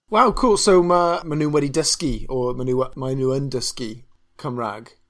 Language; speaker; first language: Welsh; non-native, local second language; English